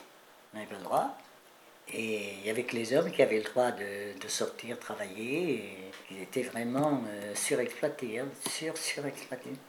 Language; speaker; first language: French; early bilingual, other home language; Spanish